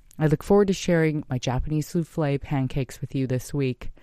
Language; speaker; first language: English; native; English